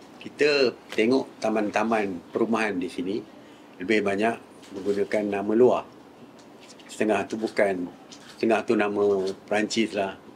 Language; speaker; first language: Malay; native; Malay